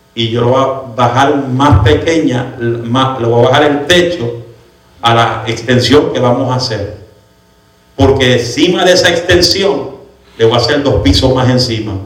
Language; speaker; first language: Spanish; early bilingual, heritage; Spanish